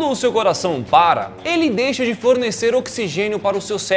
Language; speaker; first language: Portuguese; native; Portuguese